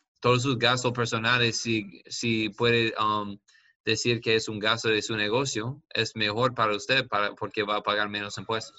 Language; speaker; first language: Spanish; non-native, learner; English